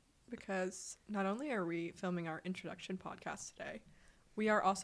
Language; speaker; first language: English; native; English